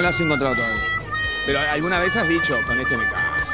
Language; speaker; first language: Spanish; native; Spanish